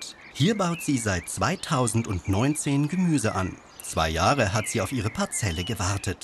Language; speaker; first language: German; native; German